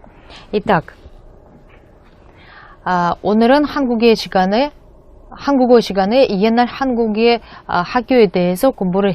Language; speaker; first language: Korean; non-native, fluent; Russian